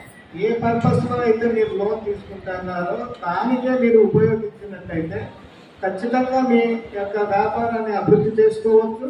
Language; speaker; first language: Telugu; native; Telugu